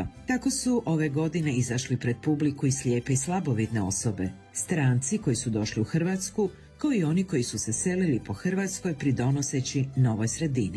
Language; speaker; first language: Serbian; native; Serbian